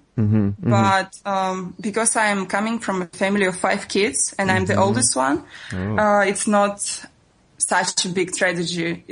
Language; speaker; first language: English; non-native, fluent; Russian